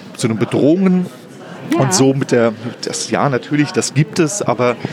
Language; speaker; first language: German; native; German